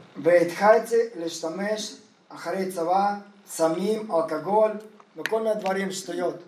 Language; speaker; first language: Hebrew; non-native, fluent; Russian